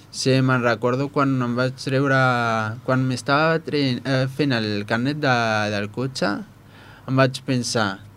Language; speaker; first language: Catalan; non-native, fluent; Riffian